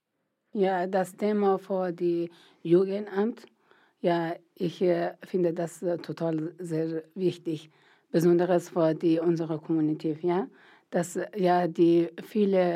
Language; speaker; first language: German; non-native, learner; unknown